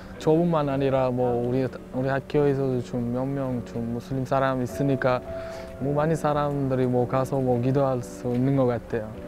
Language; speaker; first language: Korean; non-native, fluent; Uzbek